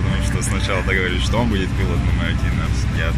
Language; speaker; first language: Russian; non-native, learner; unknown